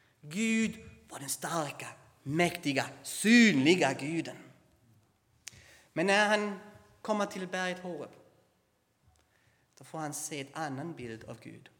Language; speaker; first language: Swedish; non-native, fluent; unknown